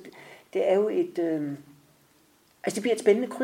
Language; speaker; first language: Danish; native; Danish